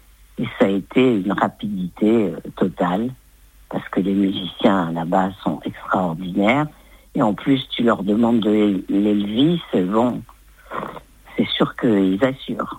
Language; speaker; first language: French; native; French